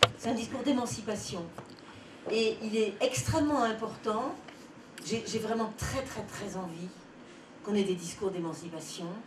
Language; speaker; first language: French; native; French